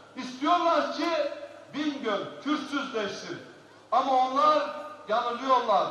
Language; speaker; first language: Turkish; non-native, local second language; Kurdish